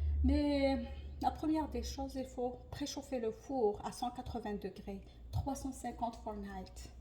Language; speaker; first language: French; non-native, local second language; Arabic